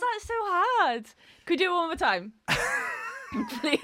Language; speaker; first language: English; native; English